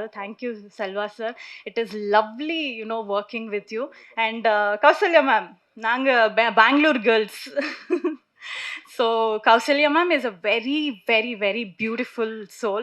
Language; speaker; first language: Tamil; non-native, learner; Kannada